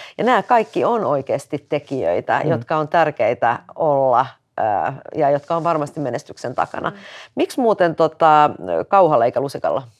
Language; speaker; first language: Finnish; early bilingual, other home language; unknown